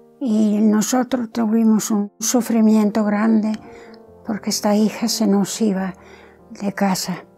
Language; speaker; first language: Spanish; non-native, fluent; Italian